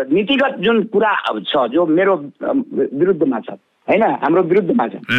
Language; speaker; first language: Nepali; non-native, local second language; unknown